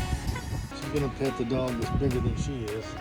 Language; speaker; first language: English; native; English